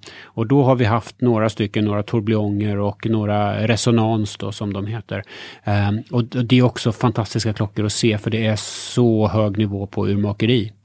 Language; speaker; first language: Swedish; native; Swedish